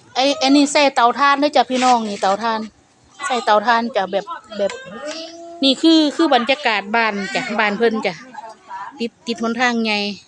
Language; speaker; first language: Thai; native; Thai